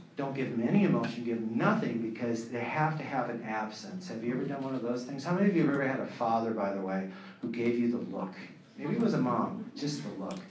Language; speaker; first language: English; native; English